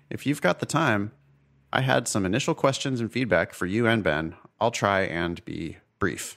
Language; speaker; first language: English; native; English